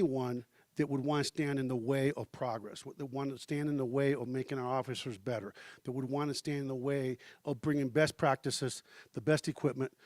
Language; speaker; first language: English; early bilingual, heritage; Spanish